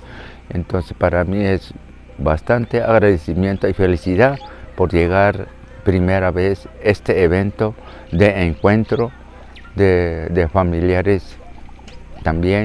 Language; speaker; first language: Spanish; non-native, local second language; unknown